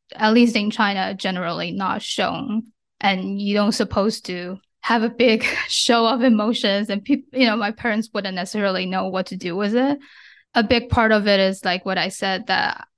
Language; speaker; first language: English; non-native, fluent; Chinese